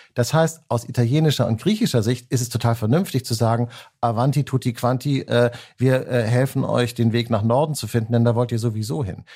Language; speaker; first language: German; native; German